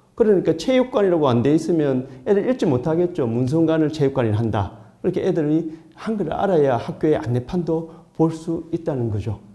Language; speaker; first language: Korean; native; Korean